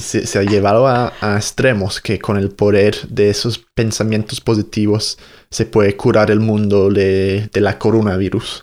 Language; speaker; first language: Spanish; non-native, fluent; English